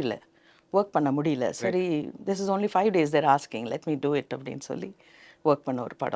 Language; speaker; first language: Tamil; non-native, local second language; Telugu